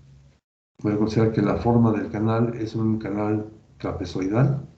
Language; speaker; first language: Spanish; native; Spanish